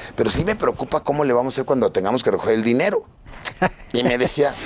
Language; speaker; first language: Spanish; native; Spanish